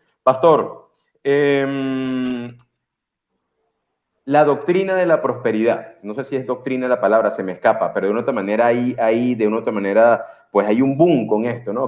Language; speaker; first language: Spanish; native; Spanish